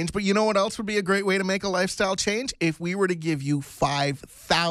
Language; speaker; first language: English; native; English